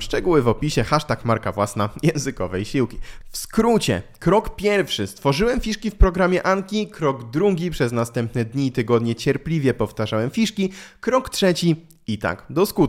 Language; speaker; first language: Polish; native; Polish